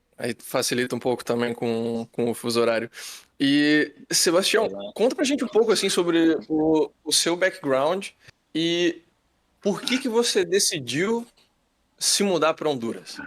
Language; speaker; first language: Portuguese; native; Portuguese